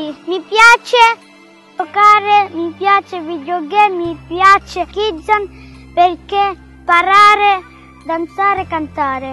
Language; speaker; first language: Italian; non-native, learner; Filipino